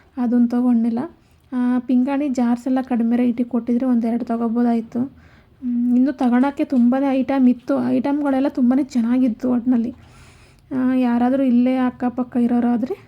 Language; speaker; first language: Kannada; native; Kannada